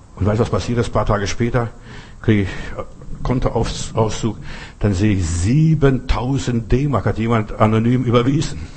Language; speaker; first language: German; non-native, fluent; Russian